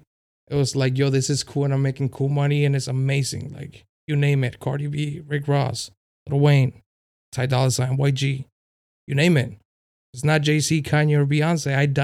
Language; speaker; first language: English; non-native, fluent; Spanish